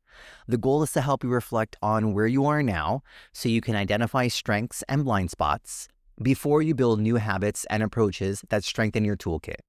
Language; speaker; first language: English; native; English